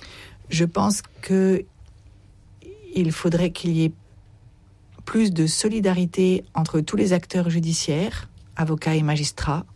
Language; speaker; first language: French; native; French